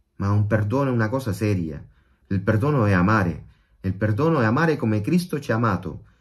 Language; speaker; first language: Italian; non-native, fluent; Spanish